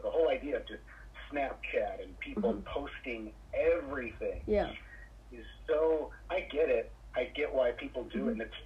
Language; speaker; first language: English; native; English